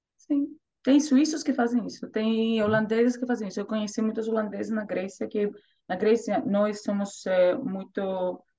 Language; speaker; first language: Portuguese; non-native, fluent; Greek